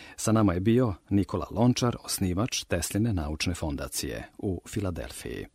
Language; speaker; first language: Serbian; native; Serbian